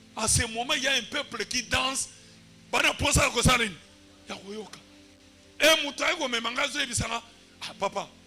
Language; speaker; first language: Lingala; non-native, local second language; Luba-Lulua